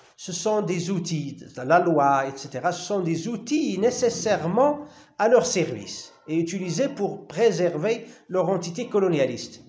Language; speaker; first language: French; non-native, local second language; Arabic